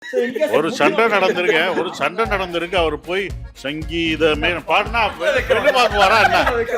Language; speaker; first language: Tamil; native; Tamil